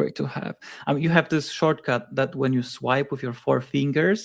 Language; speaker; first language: English; non-native, fluent; Polish